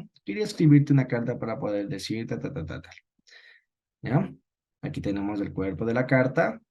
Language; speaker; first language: Spanish; native; Spanish